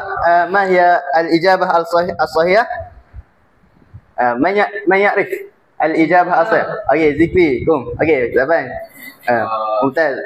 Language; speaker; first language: Arabic; non-native, learner; Malay